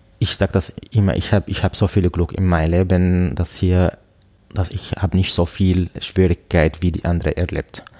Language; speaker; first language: German; non-native, learner; Arabic